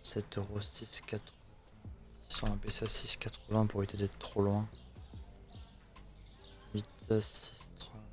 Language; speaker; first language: French; native; French